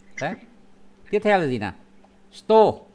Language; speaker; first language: Vietnamese; native; Vietnamese